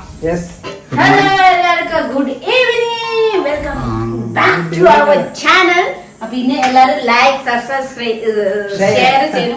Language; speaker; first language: Malayalam; non-native, fluent; Nepali